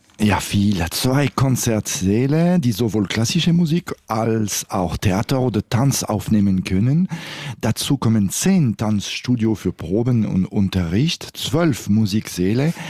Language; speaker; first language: German; non-native, local second language; French